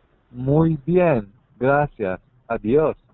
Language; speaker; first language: Spanish; non-native, learner; English